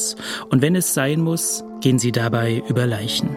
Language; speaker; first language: German; native; German